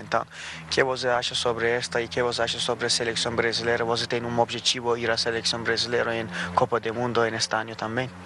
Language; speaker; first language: Portuguese; non-native, fluent; Turkish